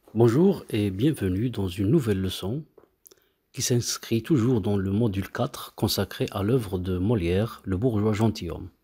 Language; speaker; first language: French; non-native, local second language; Arabic